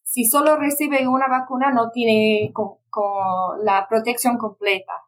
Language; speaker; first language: Spanish; non-native, fluent; English